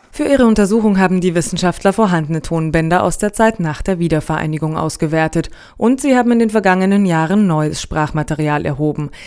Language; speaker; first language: German; native; German